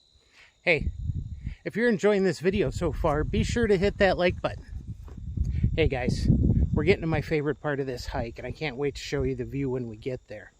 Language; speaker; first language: English; native; English